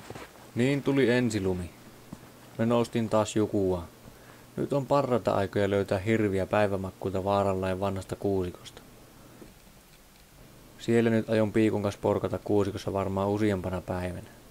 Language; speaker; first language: Finnish; native; Finnish